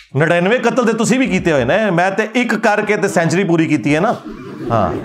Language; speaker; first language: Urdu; non-native, local second language; Punjabi